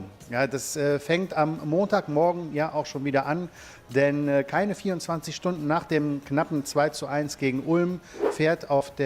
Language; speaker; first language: German; native; German